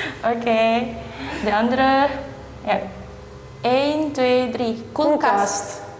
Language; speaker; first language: Dutch; non-native, learner; Indonesian